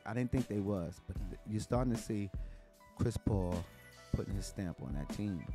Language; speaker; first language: English; native; English